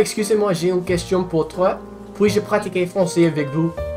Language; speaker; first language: French; non-native, learner; English